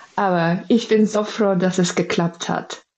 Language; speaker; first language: German; non-native, fluent; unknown